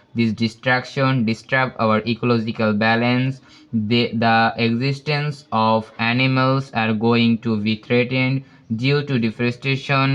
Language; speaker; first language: English; non-native, local second language; Bangla